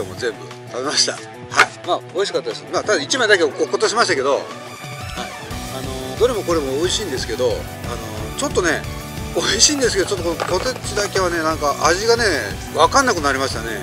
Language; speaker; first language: Japanese; native; Japanese